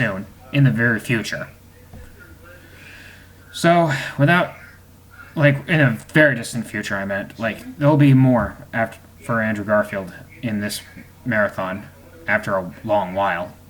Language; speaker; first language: English; native; English